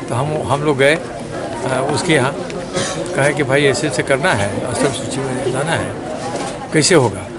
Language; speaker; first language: Hindi; non-native, local second language; Maithili